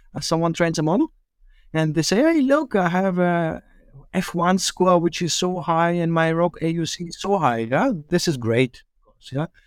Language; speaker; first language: English; early bilingual, other home language; German